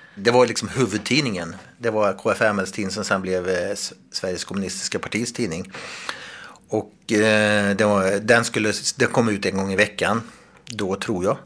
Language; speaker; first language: Swedish; native; Swedish